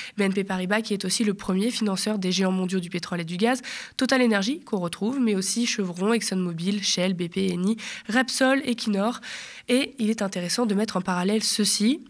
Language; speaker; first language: French; native; French